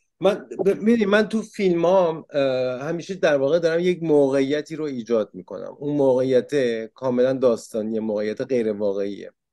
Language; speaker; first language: Persian; early bilingual, heritage; Persian